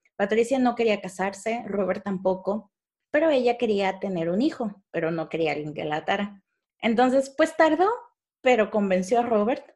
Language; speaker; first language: Spanish; native; Spanish